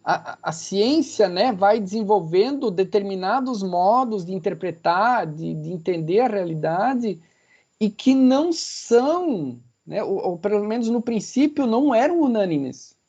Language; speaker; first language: Portuguese; native; Portuguese